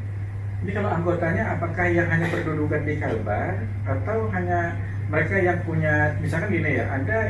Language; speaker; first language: Indonesian; native; Indonesian